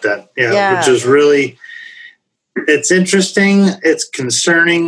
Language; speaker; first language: English; native; English